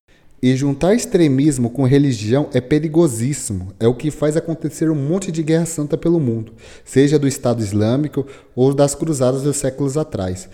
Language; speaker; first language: Portuguese; native; Portuguese